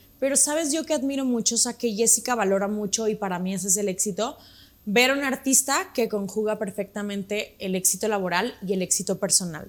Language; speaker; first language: Spanish; native; Spanish